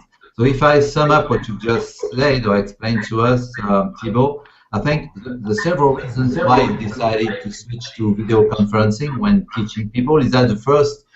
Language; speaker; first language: English; non-native, fluent; French